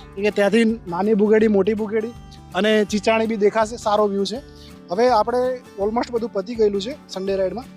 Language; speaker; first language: Gujarati; native; Gujarati